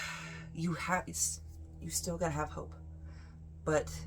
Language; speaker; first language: English; native; English